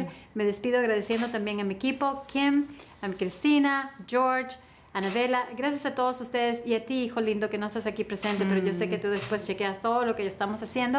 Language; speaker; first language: Spanish; native; Spanish